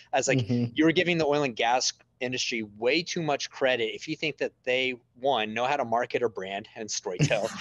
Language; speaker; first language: English; native; English